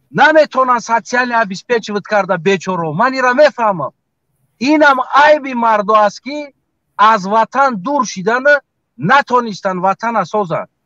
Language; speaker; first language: Tajik; native; Tajik